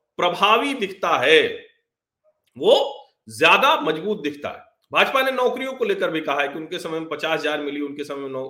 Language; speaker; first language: Hindi; native; Hindi